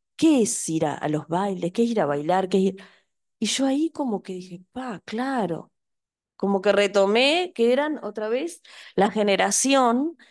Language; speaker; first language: Spanish; native; Spanish